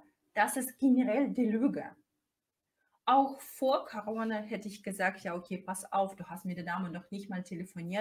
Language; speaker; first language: German; non-native, fluent; Russian